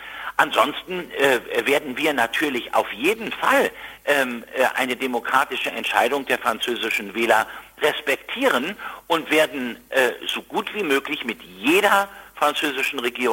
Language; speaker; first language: German; native; German